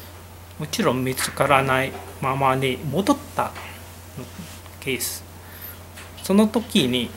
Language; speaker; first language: Japanese; non-native, learner; Indonesian